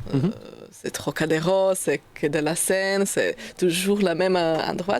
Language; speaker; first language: French; non-native, learner; Slovak